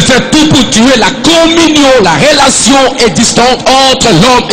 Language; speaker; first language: French; non-native, local second language; Lingala